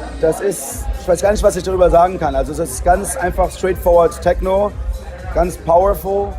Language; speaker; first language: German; early bilingual, heritage; Portuguese